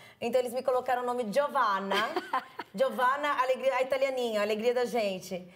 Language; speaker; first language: Portuguese; early bilingual, other home language; Italian